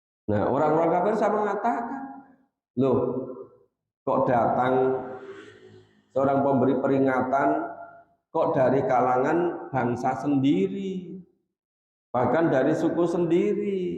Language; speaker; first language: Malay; non-native, local second language; Javanese